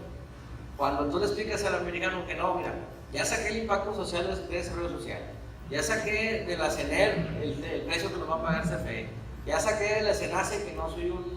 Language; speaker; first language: Spanish; native; Spanish